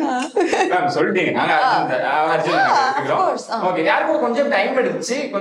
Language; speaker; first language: Tamil; native; Tamil